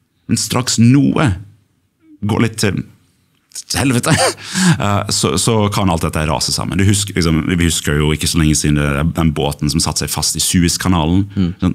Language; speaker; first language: Norwegian; early bilingual, other home language; English